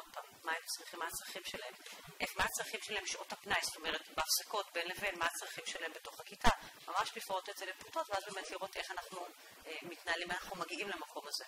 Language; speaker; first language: Hebrew; native; Hebrew